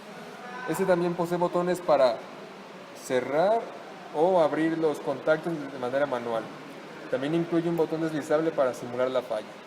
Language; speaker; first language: Spanish; native; Spanish